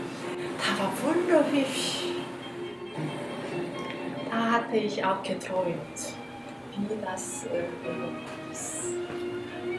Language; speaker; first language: German; non-native, learner; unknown